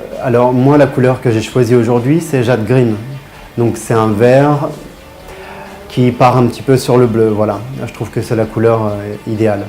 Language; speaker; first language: French; native; French